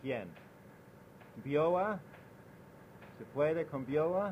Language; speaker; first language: Spanish; non-native, learner; English